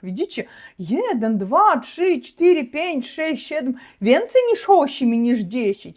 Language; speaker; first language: Polish; non-native, learner; Russian